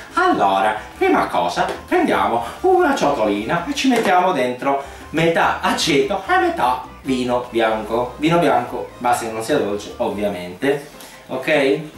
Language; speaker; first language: Italian; native; Italian